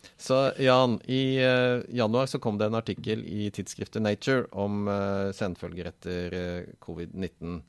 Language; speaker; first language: Norwegian; native; Norwegian